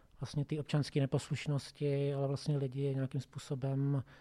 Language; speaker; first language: Czech; native; Czech